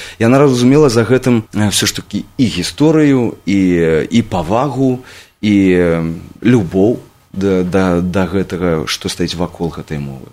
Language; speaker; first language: Belarusian; non-native, local second language; Russian